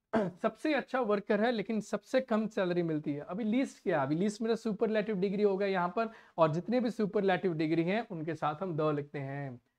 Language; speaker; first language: Hindi; non-native, local second language; Punjabi